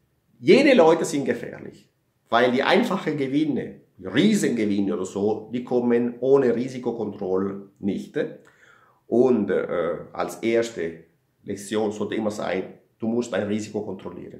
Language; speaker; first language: German; non-native, fluent; Italian